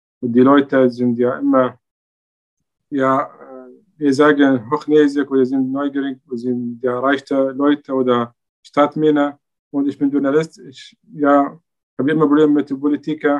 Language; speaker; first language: German; non-native, learner; Arabic